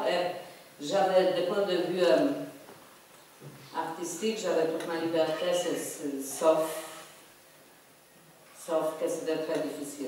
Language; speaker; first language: French; non-native, fluent; Polish